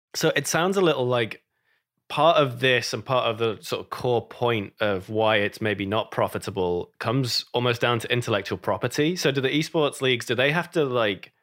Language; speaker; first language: English; native; English